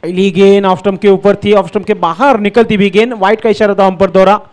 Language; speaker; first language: Hindi; non-native, local second language; Marathi